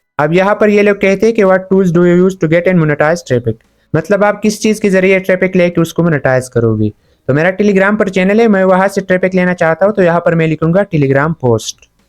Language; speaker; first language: Urdu; non-native, local second language; Punjabi